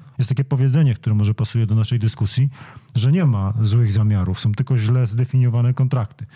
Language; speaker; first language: Polish; native; Polish